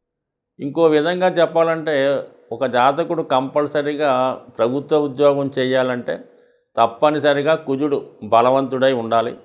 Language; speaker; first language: Telugu; native; Telugu